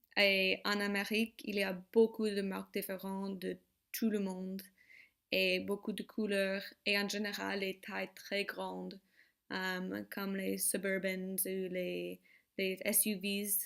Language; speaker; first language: French; non-native, learner; English